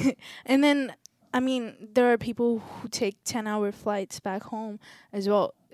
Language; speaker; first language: English; non-native, local second language; Telugu